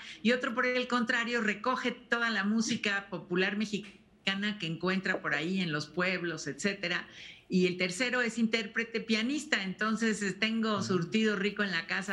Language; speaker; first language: Spanish; native; Spanish